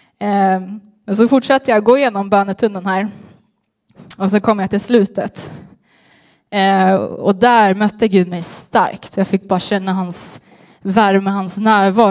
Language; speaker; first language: Swedish; native; Swedish